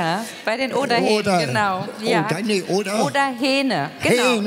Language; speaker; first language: German; native; German